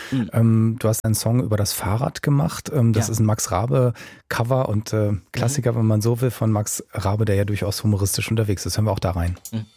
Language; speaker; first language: German; native; German